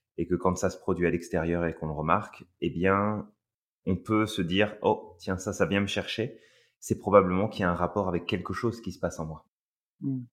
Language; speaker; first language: French; native; French